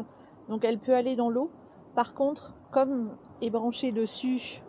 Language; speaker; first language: French; native; French